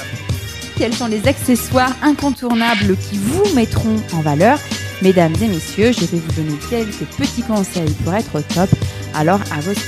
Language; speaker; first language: French; native; French